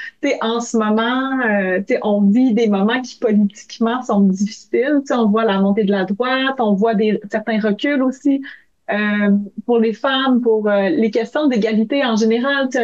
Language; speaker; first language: French; native; French